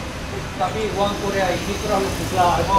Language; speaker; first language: Indonesian; non-native, learner; Korean